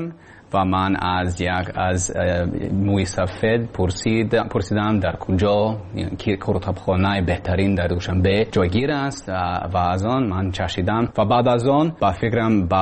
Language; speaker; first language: Persian; non-native, learner; English